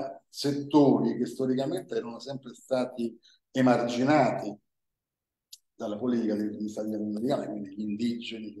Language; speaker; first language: Italian; native; Italian